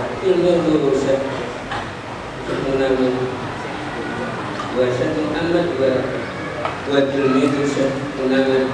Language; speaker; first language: Arabic; non-native, learner; Indonesian